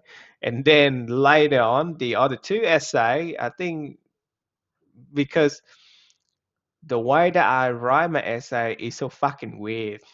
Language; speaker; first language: English; non-native, fluent; Vietnamese